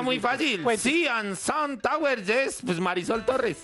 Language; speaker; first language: Spanish; native; Spanish